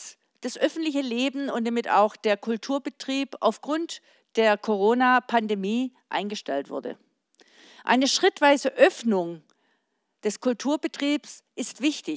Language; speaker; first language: German; native; German